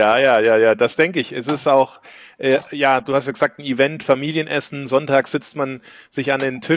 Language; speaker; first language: German; native; German